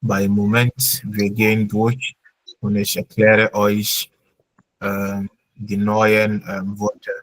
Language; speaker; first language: German; non-native, fluent; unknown